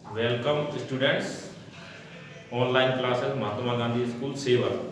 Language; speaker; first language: English; non-native, local second language; Hindi